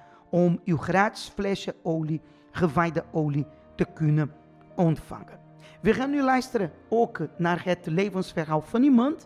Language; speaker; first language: Dutch; non-native, fluent; Portuguese